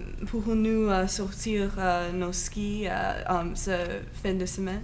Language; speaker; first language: French; non-native, learner; English